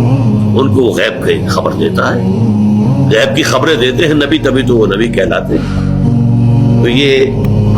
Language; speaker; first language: Urdu; native; Urdu